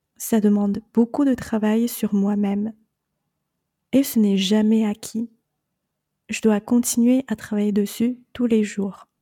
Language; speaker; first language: French; non-native, fluent; Chinese